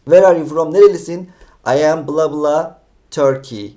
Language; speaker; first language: English; non-native, fluent; Turkish